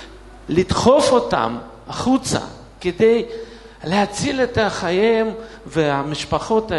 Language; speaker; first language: Hebrew; non-native, fluent; Russian